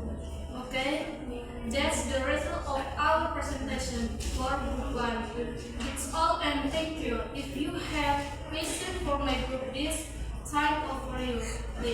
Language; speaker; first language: English; non-native, learner; Indonesian